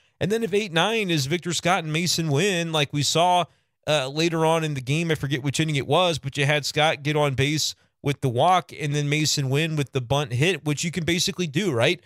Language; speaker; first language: English; native; English